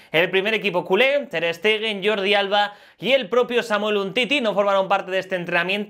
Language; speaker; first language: Spanish; native; Spanish